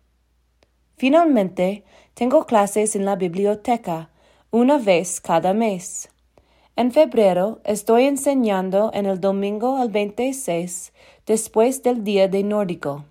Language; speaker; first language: Spanish; non-native, learner; English